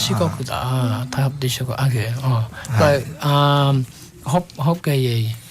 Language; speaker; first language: Vietnamese; non-native, learner; English